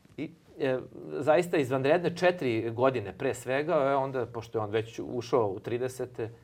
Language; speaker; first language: Serbian; native; Serbian